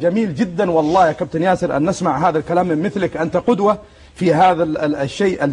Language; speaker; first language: Arabic; native; Arabic